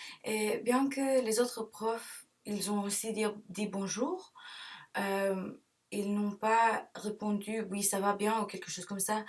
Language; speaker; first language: French; non-native, learner; English